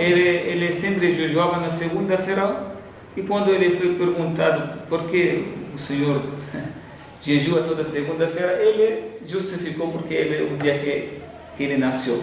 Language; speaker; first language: Portuguese; non-native, fluent; Arabic